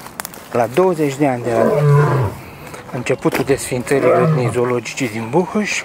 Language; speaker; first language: Romanian; native; Romanian